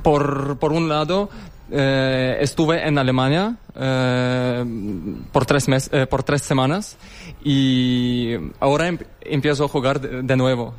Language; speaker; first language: Spanish; non-native, fluent; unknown